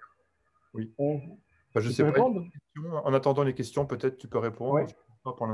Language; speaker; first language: French; native; French